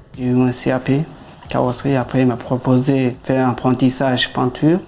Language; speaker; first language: French; non-native, learner; Persian